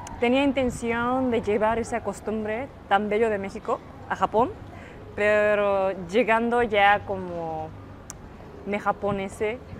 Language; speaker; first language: Spanish; non-native, fluent; Japanese